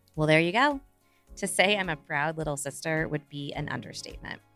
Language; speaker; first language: English; native; English